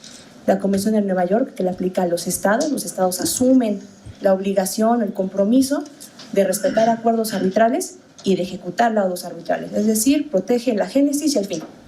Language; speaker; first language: Spanish; native; Spanish